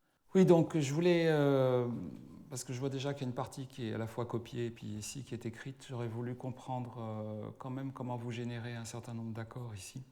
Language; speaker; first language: French; native; French